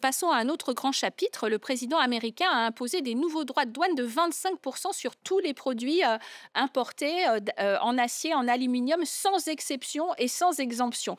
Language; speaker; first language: French; native; French